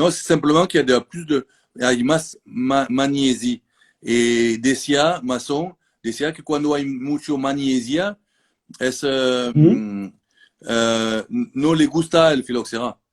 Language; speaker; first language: Spanish; non-native, learner; French